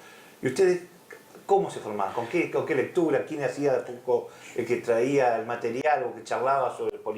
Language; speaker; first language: Spanish; native; Spanish